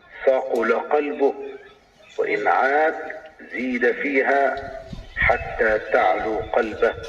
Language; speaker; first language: Arabic; native; Arabic